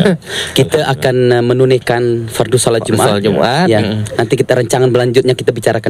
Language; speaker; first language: Indonesian; native; Indonesian